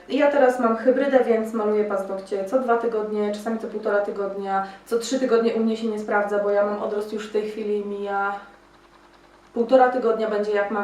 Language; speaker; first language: Polish; native; Polish